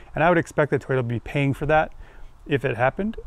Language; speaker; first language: English; native; English